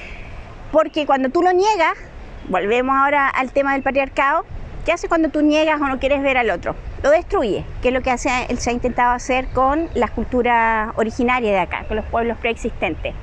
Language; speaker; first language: Spanish; native; Spanish